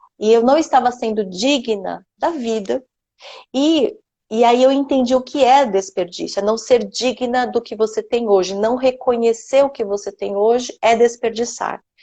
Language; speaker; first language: Portuguese; non-native, local second language; Japanese